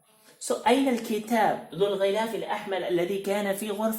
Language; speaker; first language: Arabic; non-native, fluent; Hindi